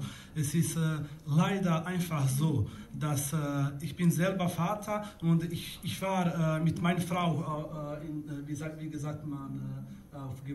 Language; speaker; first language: German; non-native, learner; Bosnian